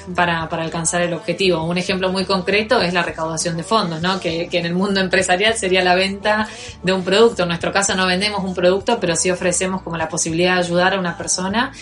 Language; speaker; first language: Spanish; native; Spanish